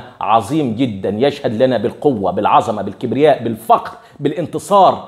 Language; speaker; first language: Arabic; native; Arabic